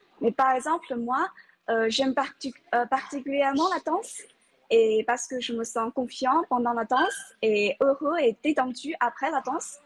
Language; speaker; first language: French; non-native, fluent; Chinese